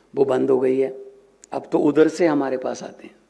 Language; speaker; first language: Hindi; non-native, local second language; Punjabi